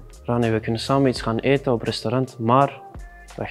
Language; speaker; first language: Dutch; native; Dutch